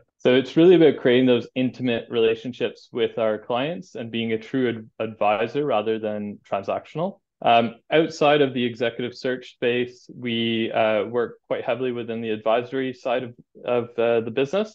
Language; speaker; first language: English; native; English